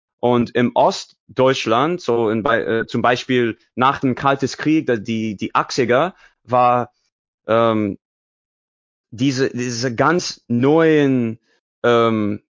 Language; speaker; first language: German; non-native, learner; English